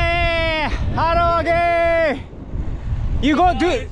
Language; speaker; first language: English; non-native, learner; Japanese